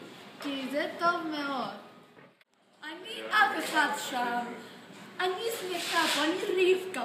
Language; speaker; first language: Hebrew; non-native, learner; Spanish